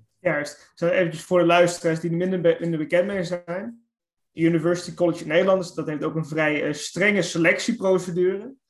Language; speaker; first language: Dutch; native; Dutch